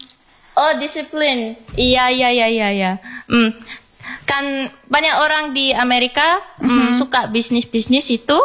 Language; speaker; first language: Indonesian; non-native, learner; English